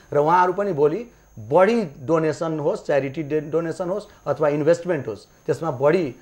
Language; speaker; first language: Nepali; non-native, local second language; Maithili